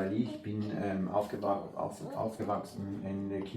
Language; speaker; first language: German; non-native, learner; Portuguese